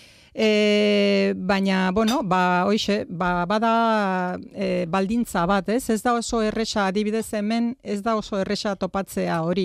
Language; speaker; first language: Basque; non-native, fluent; Romanian